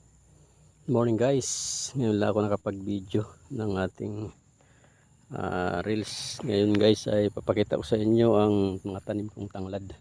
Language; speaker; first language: Filipino; native; Filipino